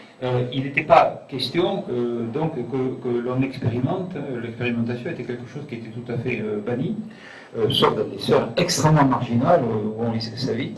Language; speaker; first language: French; native; French